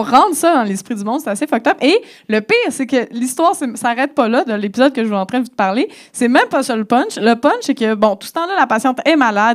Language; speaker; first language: French; native; French